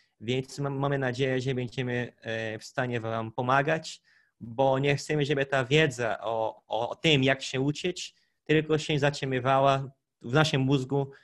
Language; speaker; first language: Polish; non-native, fluent; Portuguese